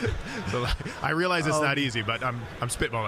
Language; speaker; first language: English; native; English